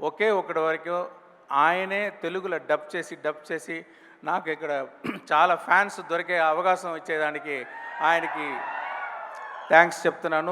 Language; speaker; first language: Telugu; non-native, local second language; Tamil